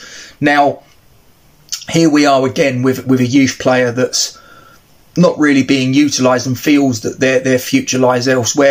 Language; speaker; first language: English; native; English